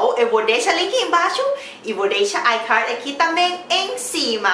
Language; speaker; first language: Portuguese; non-native, learner; Thai